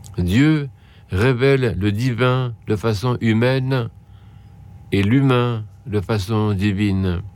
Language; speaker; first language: French; native; French